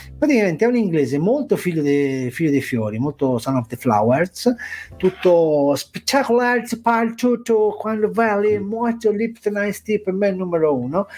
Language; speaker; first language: Italian; native; Italian